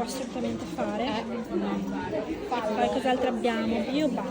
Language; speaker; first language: Italian; native; Italian